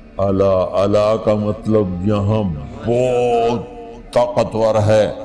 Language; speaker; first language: Urdu; non-native, local second language; Punjabi